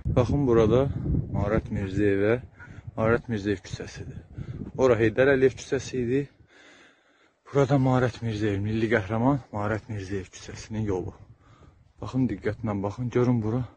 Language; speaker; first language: Azerbaijani; native; Azerbaijani